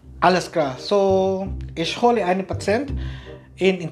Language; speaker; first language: German; non-native, learner; Filipino